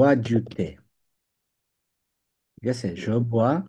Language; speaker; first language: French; non-native, fluent; Bangla